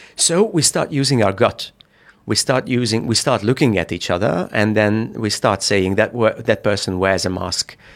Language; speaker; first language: English; non-native, fluent; Hungarian